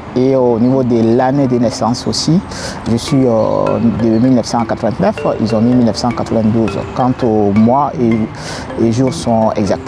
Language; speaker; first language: French; non-native, local second language; Bambara